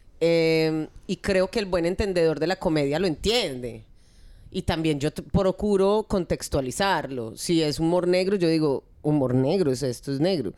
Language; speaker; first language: Spanish; early bilingual, heritage; Spanish